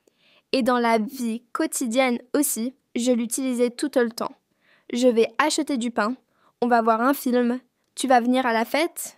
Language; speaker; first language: French; non-native, fluent; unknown